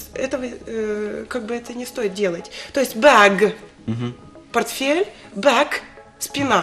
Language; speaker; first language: Russian; native; Russian